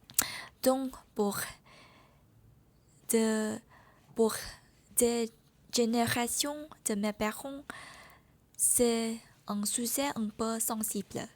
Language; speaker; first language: French; non-native, learner; Vietnamese